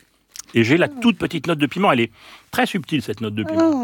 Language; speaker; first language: French; native; French